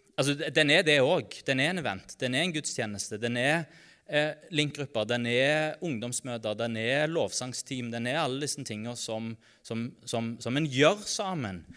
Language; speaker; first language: Norwegian; native; Norwegian